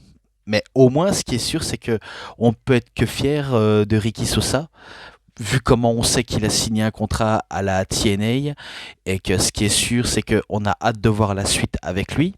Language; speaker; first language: French; native; French